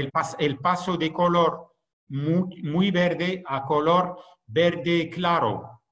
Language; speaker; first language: Spanish; non-native, fluent; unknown